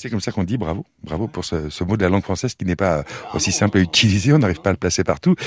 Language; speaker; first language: French; native; French